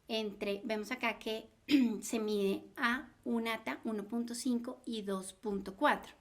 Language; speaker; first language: Spanish; native; Spanish